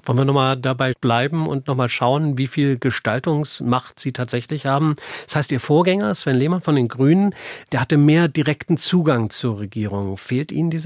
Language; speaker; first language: German; native; German